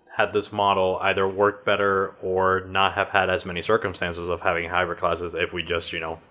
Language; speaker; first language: English; early bilingual, other home language; Spanish